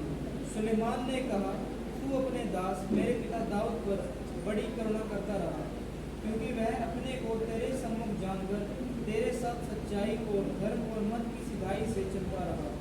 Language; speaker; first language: Hindi; native; Hindi